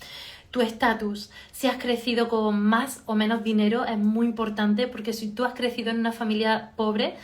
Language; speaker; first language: Spanish; native; Spanish